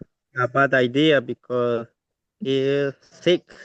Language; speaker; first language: English; non-native, learner; Spanish